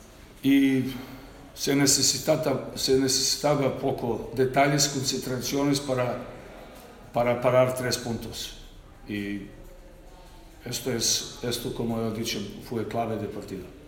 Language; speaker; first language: Spanish; non-native, learner; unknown